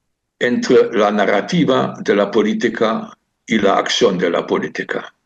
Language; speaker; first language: Spanish; non-native, fluent; German